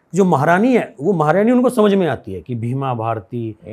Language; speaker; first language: Hindi; native; Hindi